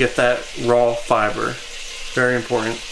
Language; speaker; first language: English; native; English